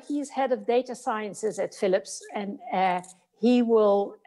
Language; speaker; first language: English; non-native, fluent; Dutch